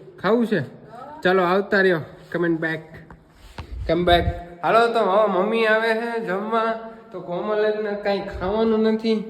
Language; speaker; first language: Gujarati; native; Gujarati